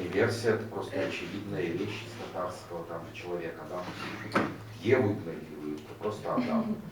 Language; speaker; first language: Russian; native; Russian